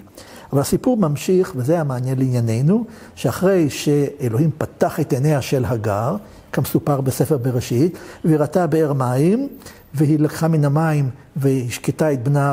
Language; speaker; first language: Hebrew; native; Hebrew